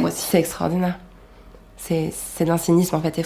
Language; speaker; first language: French; native; French